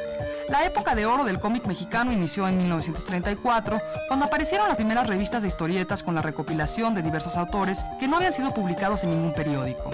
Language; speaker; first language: Spanish; native; Spanish